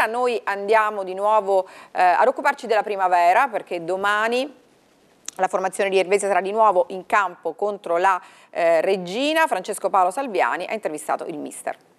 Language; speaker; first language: Italian; native; Italian